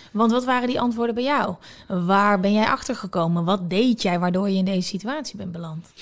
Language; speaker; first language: Dutch; native; Dutch